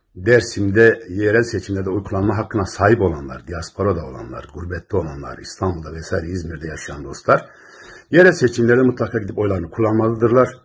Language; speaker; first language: Turkish; non-native, local second language; Zaza